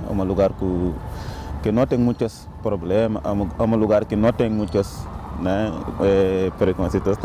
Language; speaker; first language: Portuguese; non-native, learner; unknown